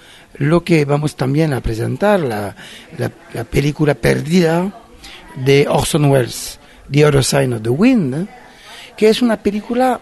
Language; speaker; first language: Spanish; non-native, fluent; French